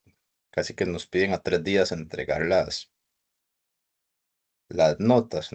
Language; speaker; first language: Spanish; native; Spanish